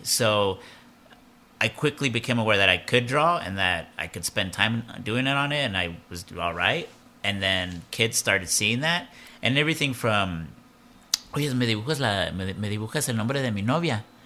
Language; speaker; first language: English; early bilingual, other home language; Spanish